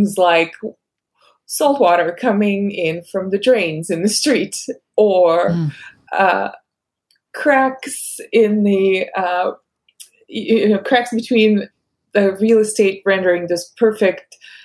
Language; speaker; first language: English; non-native, fluent; Russian